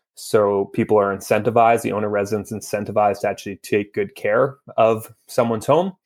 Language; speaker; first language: English; native; English